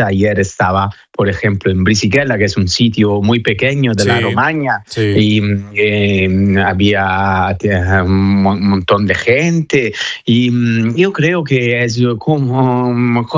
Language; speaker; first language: Spanish; non-native, fluent; Italian